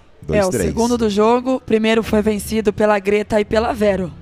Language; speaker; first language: Portuguese; native; Portuguese